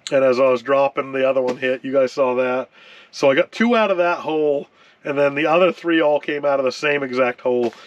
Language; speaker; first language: English; native; English